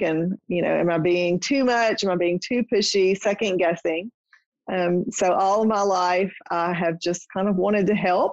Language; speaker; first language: English; native; English